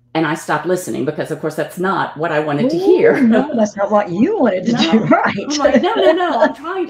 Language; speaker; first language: English; native; English